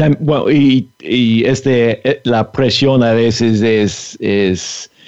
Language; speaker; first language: Spanish; non-native, fluent; English